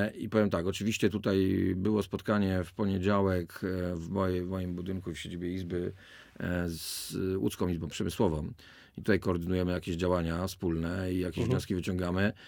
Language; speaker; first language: Polish; native; Polish